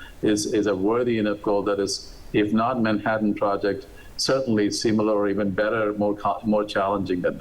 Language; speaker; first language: English; non-native, local second language; Malayalam